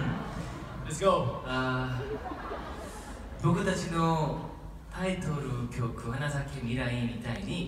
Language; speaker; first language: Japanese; non-native, learner; Korean